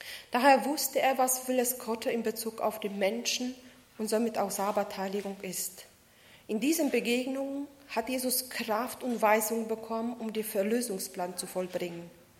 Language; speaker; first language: German; non-native, fluent; Polish